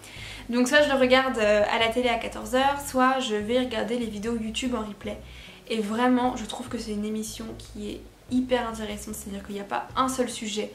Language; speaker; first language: French; native; French